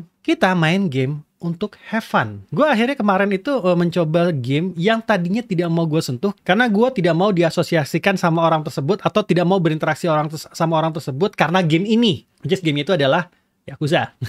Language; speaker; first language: Indonesian; native; Indonesian